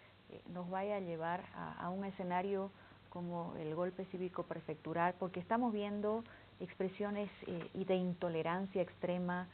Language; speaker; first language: Spanish; native; Spanish